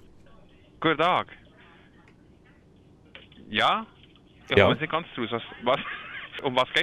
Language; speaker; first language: German; native; German